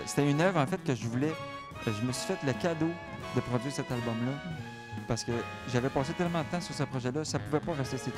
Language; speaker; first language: French; native; French